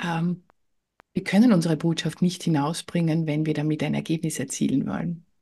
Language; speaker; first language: German; native; German